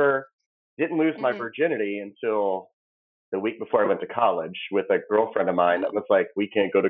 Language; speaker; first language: English; native; English